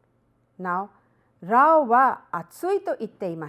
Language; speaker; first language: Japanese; non-native, fluent; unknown